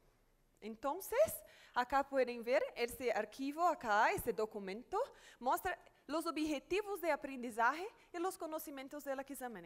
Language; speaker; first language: Spanish; non-native, fluent; Portuguese